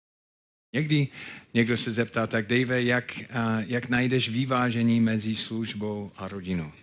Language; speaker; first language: Czech; non-native, fluent; English